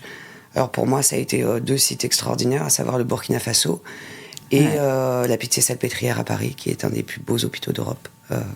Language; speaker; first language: French; native; French